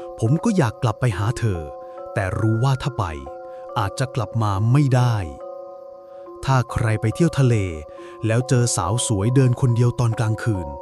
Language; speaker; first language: Thai; native; Thai